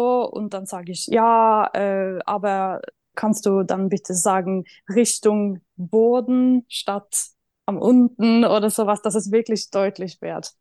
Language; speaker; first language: German; non-native, fluent; Norwegian